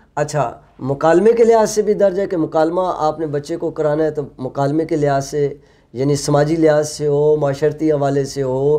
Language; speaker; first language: Urdu; non-native, local second language; Punjabi